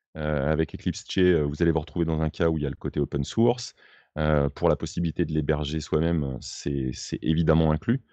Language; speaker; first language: French; native; French